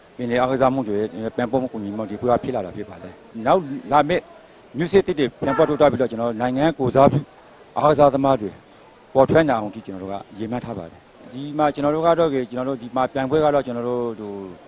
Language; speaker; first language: Burmese; native; Burmese